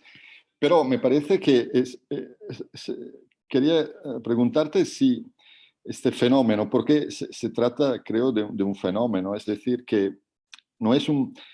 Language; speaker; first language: Spanish; non-native, fluent; Italian